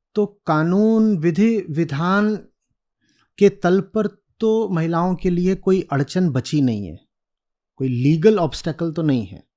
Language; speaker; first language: Hindi; native; Hindi